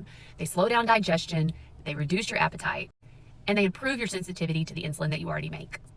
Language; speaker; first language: English; native; English